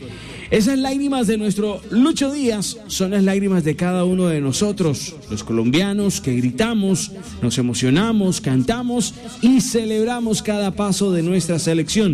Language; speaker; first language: Spanish; native; Spanish